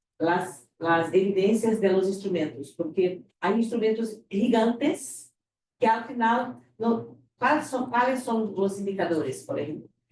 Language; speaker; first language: Spanish; non-native, fluent; Portuguese